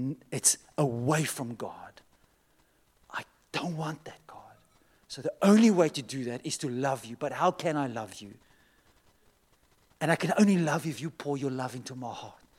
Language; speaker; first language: English; non-native, local second language; Afrikaans